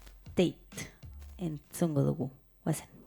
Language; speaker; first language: Basque; non-native, local second language; Spanish